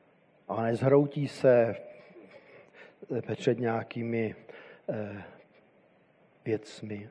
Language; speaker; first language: Czech; native; Czech